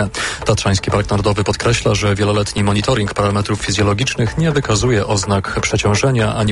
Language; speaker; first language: Polish; native; Polish